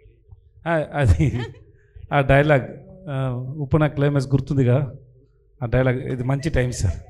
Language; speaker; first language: Telugu; non-native, learner; Tamil